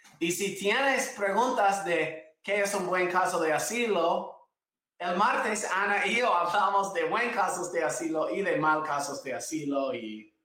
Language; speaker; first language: Spanish; non-native, fluent; English